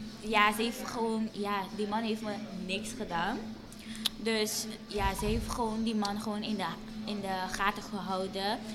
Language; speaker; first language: Dutch; non-native, fluent; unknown